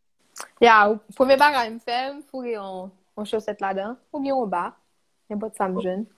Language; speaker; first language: French; non-native, local second language; Haitian Creole